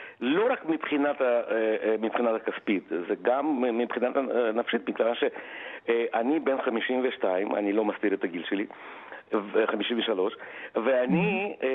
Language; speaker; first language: Hebrew; non-native, fluent; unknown